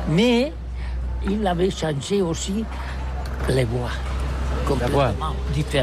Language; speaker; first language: French; non-native, learner; Catalan